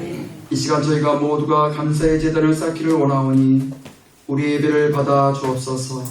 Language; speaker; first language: Korean; native; Korean